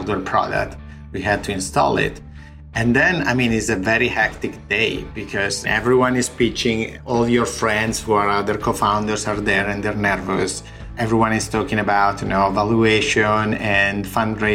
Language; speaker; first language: English; non-native, fluent; Italian